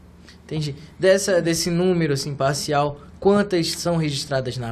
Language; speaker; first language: Portuguese; native; Portuguese